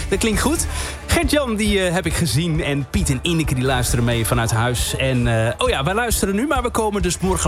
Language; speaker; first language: Dutch; native; Dutch